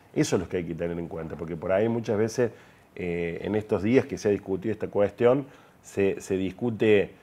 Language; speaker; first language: Spanish; native; Spanish